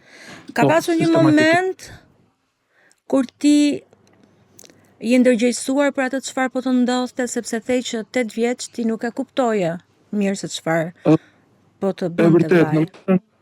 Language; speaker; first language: Albanian; native; Albanian